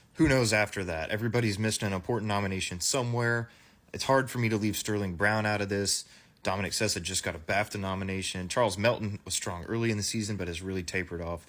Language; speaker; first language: English; native; English